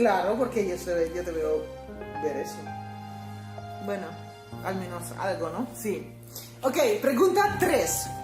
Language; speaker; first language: Spanish; non-native, fluent; Papiamento